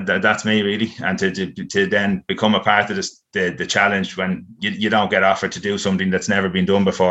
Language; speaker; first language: English; native; English